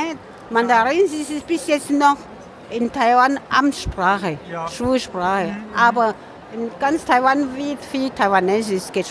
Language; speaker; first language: German; non-native, fluent; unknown